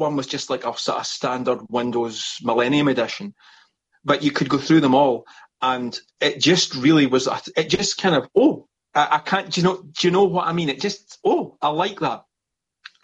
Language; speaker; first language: English; native; English